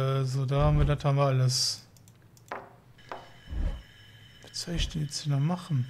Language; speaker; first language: German; native; German